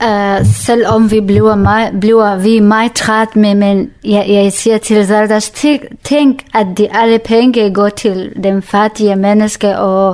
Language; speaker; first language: Danish; non-native, learner; Kurdish